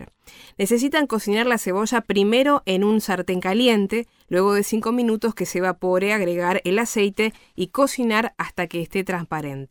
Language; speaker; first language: Spanish; native; Spanish